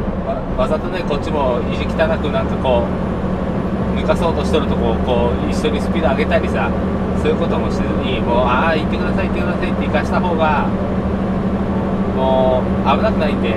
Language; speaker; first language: Japanese; native; Japanese